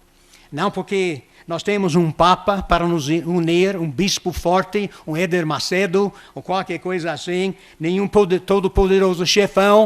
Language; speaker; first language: Portuguese; non-native, fluent; English